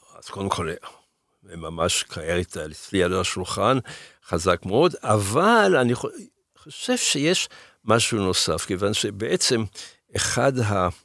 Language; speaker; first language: Hebrew; early bilingual, other home language; German